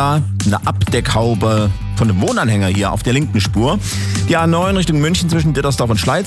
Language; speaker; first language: German; native; German